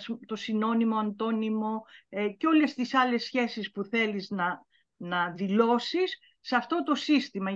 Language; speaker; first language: Greek; native; Greek